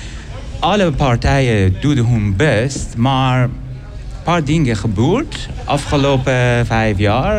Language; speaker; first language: Dutch; non-native, learner; Persian